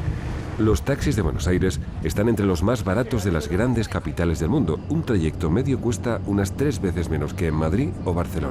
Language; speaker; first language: Spanish; native; Spanish